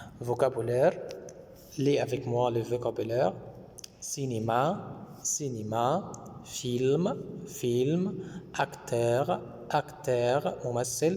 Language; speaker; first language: French; non-native, fluent; Arabic